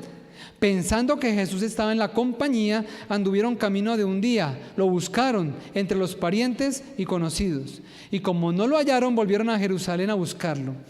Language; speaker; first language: Spanish; native; Spanish